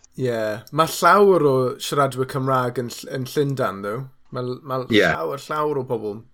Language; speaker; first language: Welsh; non-native, local second language; English